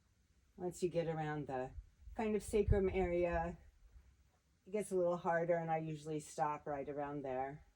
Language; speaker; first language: English; native; English